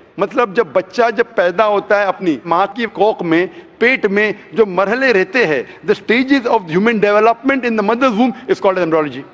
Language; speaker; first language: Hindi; non-native, local second language; Konkani